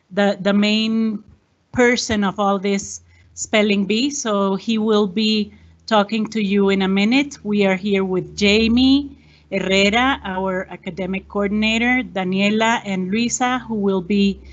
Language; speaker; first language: English; non-native, fluent; Spanish